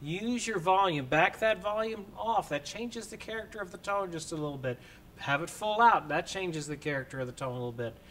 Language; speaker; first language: English; native; English